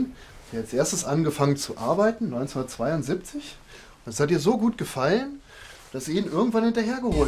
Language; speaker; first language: German; native; German